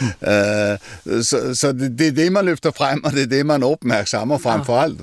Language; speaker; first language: Swedish; non-native, fluent; French